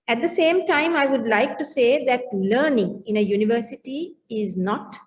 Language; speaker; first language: English; non-native, local second language; Sinhala